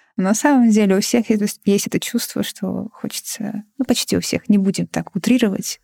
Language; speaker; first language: Russian; native; Russian